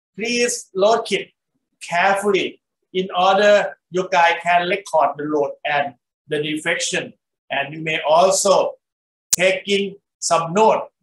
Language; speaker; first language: English; non-native, fluent; Thai